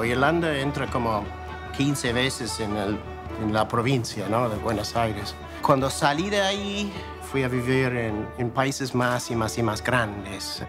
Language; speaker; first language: Spanish; non-native, fluent; English